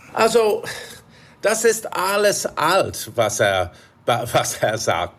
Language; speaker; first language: German; non-native, fluent; English